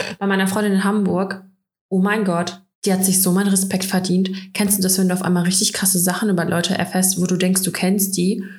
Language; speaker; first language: German; early bilingual, other home language; Russian